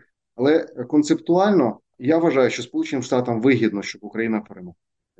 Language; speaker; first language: Ukrainian; native; Ukrainian